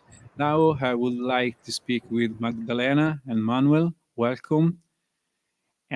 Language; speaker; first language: English; non-native, learner; Italian